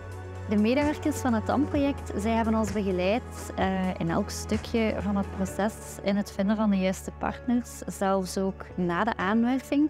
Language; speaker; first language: Dutch; native; Dutch